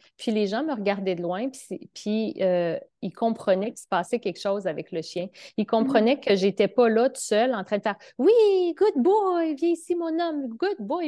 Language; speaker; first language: French; native; French